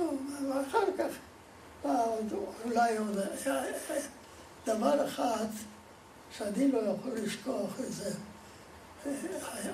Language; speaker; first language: Hebrew; non-native, fluent; Polish